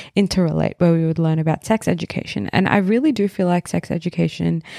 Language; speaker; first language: English; early bilingual, other home language; Hindi